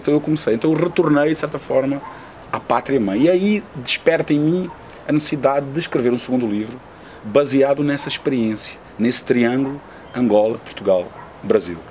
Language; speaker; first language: Portuguese; native; Portuguese